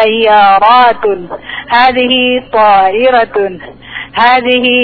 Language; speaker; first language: Arabic; non-native, learner; Indonesian